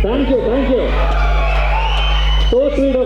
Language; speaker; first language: Tamil; native; Tamil